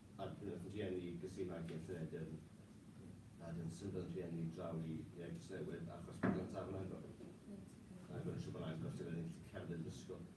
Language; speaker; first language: Welsh; non-native, local second language; English